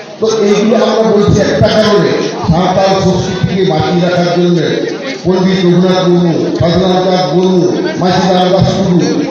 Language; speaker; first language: Bangla; non-native, local second language; Santali